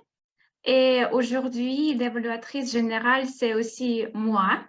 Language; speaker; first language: French; non-native, fluent; Russian